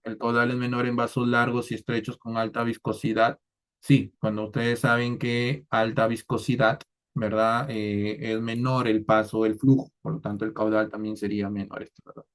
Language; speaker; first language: Spanish; native; Spanish